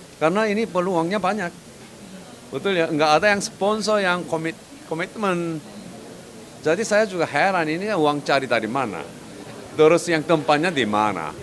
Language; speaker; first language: Indonesian; non-native, fluent; Korean